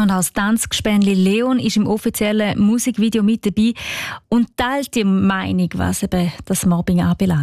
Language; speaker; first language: German; native; German